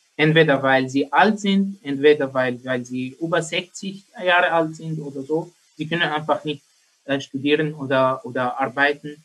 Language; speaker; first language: German; non-native, learner; Arabic